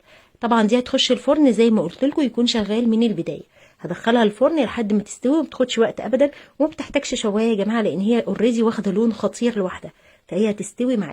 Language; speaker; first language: Arabic; native; Arabic